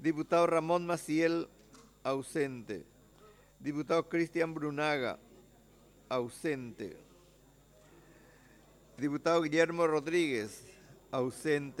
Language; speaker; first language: Spanish; native; Spanish